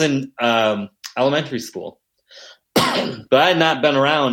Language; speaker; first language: English; native; English